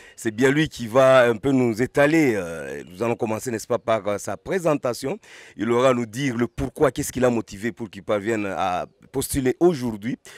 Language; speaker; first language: French; non-native, local second language; Lingala